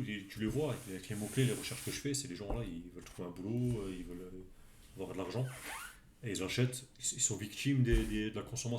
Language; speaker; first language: French; native; French